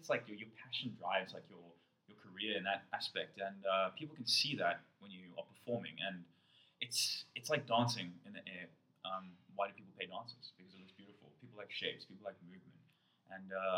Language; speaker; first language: English; native; English